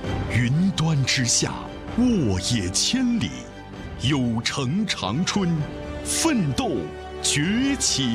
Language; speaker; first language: Chinese; native; Chinese